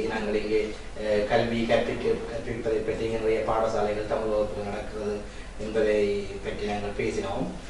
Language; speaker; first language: Tamil; early bilingual, heritage; Tamil